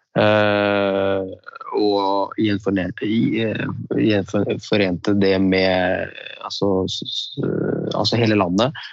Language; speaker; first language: Norwegian; early bilingual, other home language; Riffian